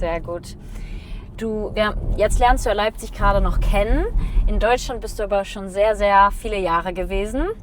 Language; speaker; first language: German; native; German